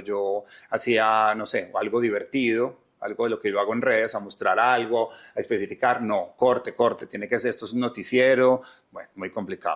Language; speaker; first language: Spanish; native; Spanish